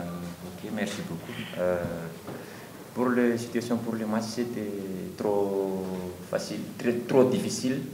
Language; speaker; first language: French; non-native, learner; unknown